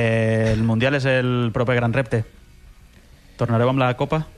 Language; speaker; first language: Catalan; native; Catalan